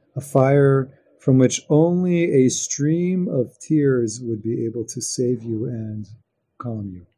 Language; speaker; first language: English; native; English